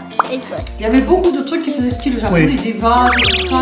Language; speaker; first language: French; native; French